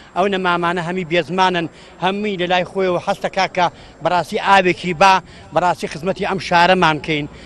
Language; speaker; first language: Central Kurdish; native; Central Kurdish